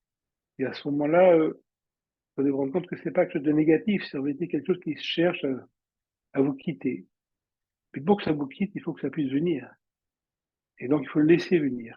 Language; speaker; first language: French; native; French